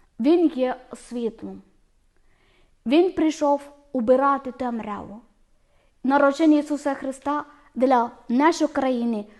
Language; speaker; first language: Ukrainian; non-native, learner; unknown